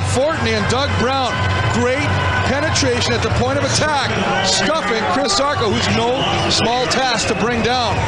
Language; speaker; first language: English; native; English